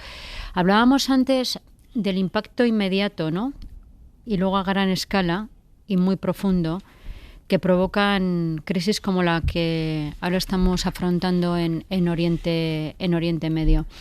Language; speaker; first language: Spanish; native; Spanish